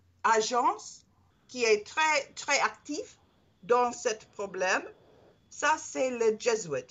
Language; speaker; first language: French; non-native, learner; English